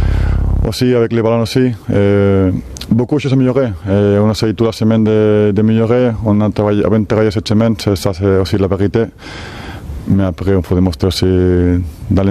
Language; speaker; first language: French; non-native, fluent; Spanish